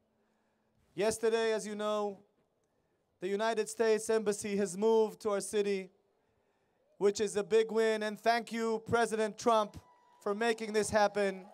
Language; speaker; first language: English; non-native, fluent; Hebrew